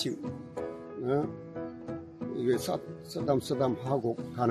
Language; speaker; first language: Korean; native; Korean